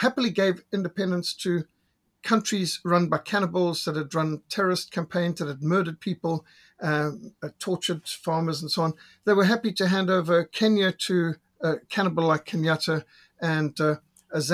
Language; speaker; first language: English; native; English